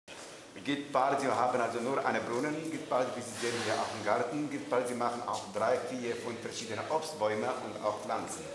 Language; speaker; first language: German; non-native, fluent; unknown